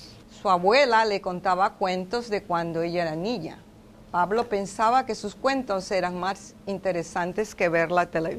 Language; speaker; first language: Spanish; non-native, fluent; English